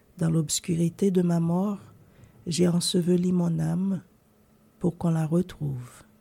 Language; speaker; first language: French; non-native, local second language; Haitian Creole